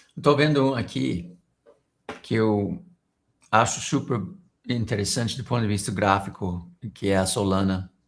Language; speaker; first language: Portuguese; non-native, fluent; English